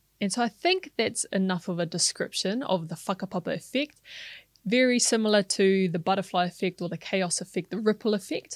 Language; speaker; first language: English; non-native, local second language; Māori